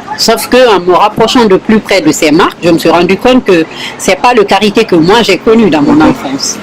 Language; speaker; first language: French; non-native, local second language; Fula